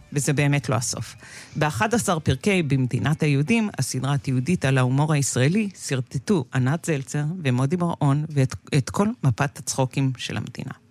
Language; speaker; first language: Hebrew; native; Hebrew